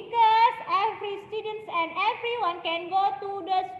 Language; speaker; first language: English; non-native, learner; Indonesian